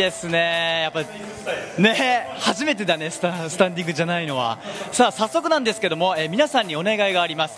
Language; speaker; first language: Japanese; native; Japanese